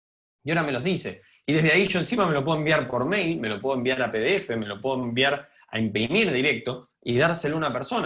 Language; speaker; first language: Spanish; native; Spanish